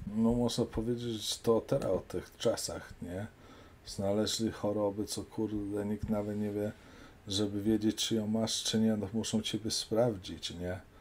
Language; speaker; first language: Polish; early bilingual, heritage; Polish